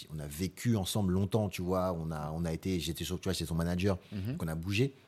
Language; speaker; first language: French; native; French